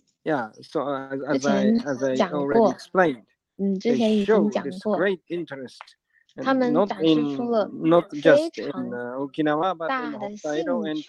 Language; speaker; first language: English; non-native, learner; Japanese